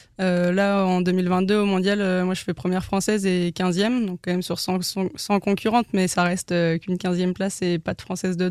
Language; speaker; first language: French; native; French